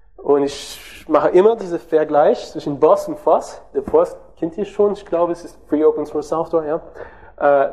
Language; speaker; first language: German; non-native, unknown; French